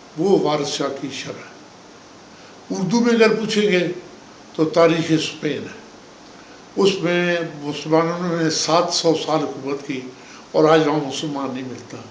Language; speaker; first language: Urdu; non-native, local second language; Punjabi